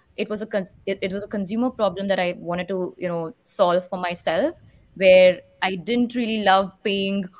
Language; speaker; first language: English; non-native, local second language; Hindi